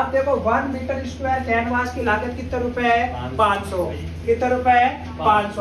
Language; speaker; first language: Hindi; native; Hindi